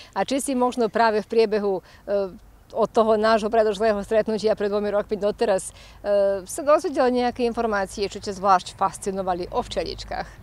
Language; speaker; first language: Slovak; native; Slovak